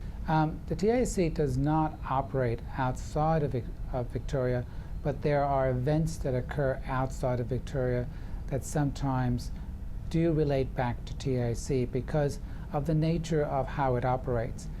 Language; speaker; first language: English; native; English